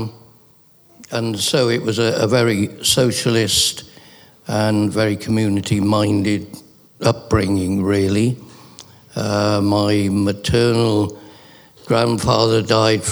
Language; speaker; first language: English; native; English